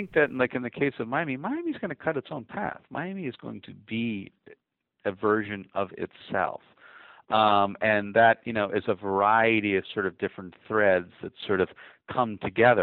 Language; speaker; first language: English; native; English